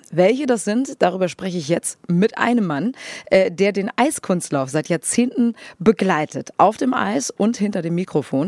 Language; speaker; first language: German; native; German